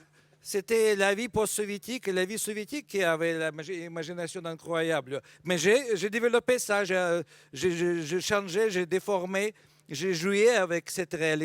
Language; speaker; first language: French; non-native, fluent; Russian